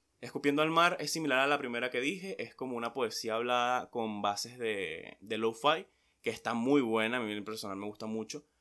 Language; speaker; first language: Spanish; native; Spanish